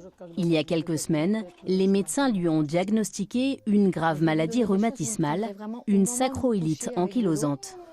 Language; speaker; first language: French; native; French